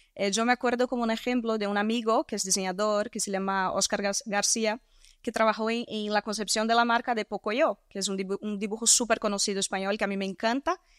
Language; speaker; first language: Spanish; non-native, fluent; Portuguese